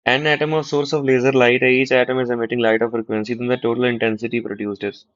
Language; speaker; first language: English; non-native, local second language; Punjabi